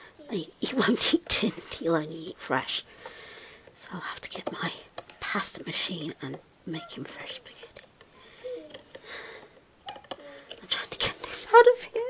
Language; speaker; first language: English; native; English